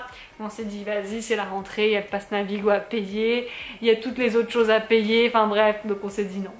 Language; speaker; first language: French; native; French